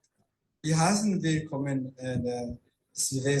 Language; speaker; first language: German; non-native, fluent; Rundi